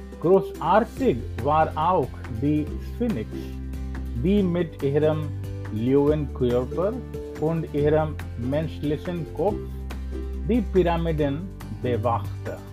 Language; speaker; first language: German; non-native, learner; English